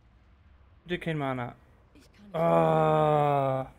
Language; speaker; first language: German; native; German